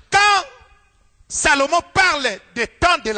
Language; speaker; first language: French; non-native, local second language; Lingala